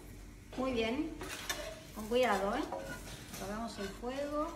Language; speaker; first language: Spanish; native; Spanish